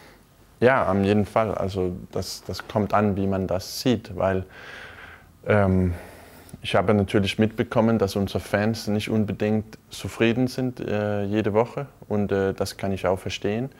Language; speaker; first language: German; non-native, fluent; Danish